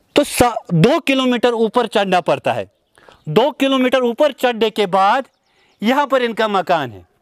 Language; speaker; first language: Hindi; non-native, local second language; Kashmiri